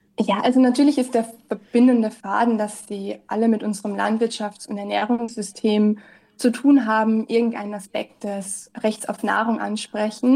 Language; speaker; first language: German; native; German